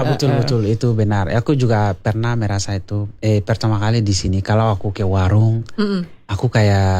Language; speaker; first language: Indonesian; non-native, learner; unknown